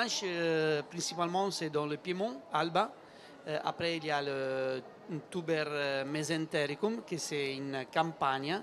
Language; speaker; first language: French; non-native, learner; Italian